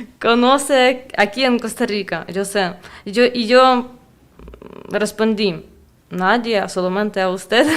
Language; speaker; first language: Spanish; non-native, learner; Russian